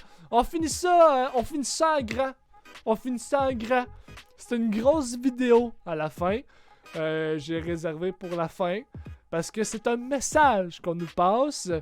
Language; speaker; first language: French; native; French